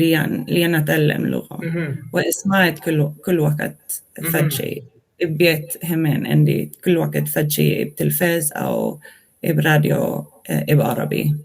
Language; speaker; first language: Arabic; non-native, learner; Swedish